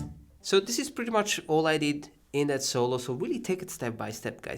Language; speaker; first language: English; non-native, fluent; Italian